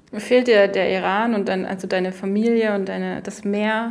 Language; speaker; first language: German; native; German